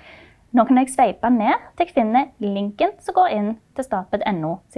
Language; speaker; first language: Norwegian; native; Norwegian